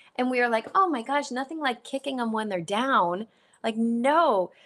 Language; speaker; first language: English; native; English